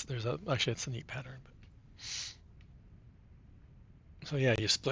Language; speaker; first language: English; native; English